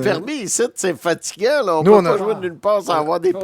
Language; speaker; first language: French; native; French